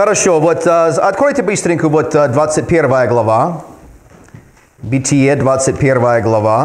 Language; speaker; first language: Russian; non-native, fluent; English